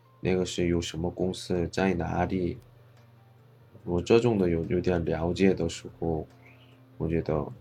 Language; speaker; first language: Chinese; non-native, fluent; Korean